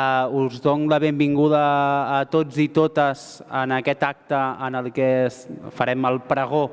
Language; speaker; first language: Catalan; native; Catalan